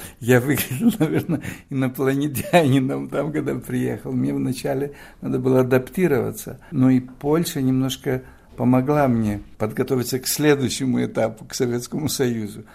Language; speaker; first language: Russian; non-native, fluent; Greek